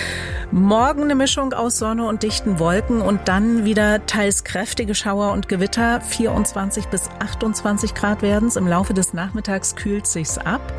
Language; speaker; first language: German; native; German